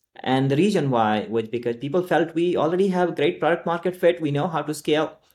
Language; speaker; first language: English; non-native, local second language; Hindi